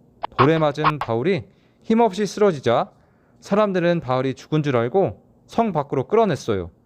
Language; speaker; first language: Korean; native; Korean